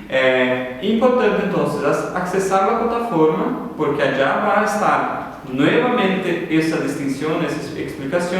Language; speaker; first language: Spanish; non-native, fluent; Portuguese